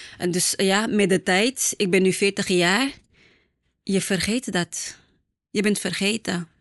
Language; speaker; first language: Dutch; non-native, fluent; Portuguese